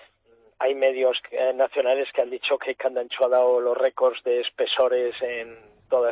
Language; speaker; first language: Spanish; native; Spanish